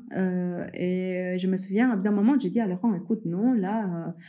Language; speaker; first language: French; early bilingual, other home language; Spanish